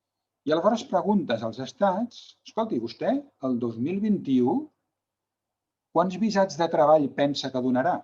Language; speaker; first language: Catalan; native; Catalan